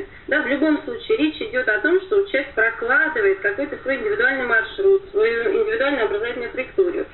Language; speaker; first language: Russian; native; Russian